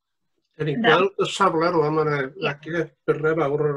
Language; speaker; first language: Welsh; native; Welsh